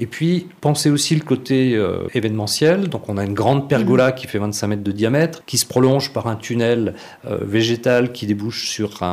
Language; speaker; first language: French; native; French